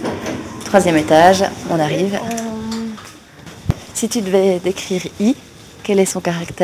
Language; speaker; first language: French; native; French